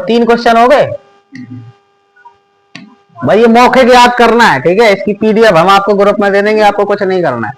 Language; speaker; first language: Hindi; native; Hindi